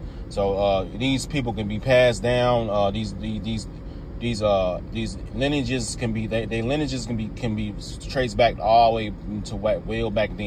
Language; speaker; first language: English; native; English